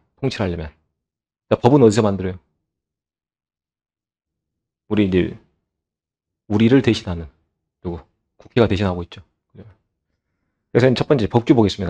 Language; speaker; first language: Korean; native; Korean